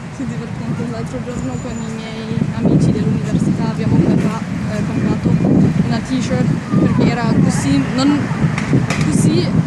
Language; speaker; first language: Italian; non-native, learner; Chinese